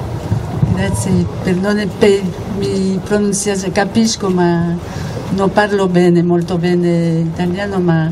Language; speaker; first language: Italian; non-native, learner; Spanish